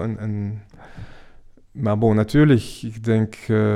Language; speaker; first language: Dutch; non-native, fluent; French